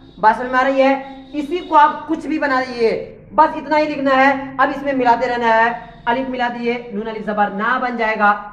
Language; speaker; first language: Hindi; native; Hindi